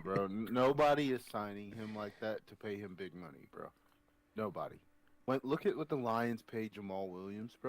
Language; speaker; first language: English; native; English